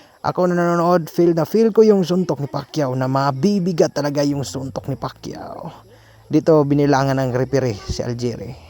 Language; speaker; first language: Filipino; non-native, local second language; Cebuano